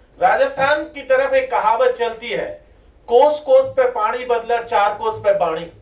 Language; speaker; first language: Hindi; non-native, local second language; Rajasthani